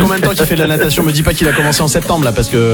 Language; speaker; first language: French; native; French